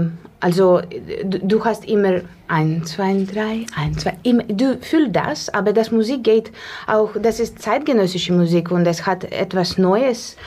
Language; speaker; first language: German; non-native, learner; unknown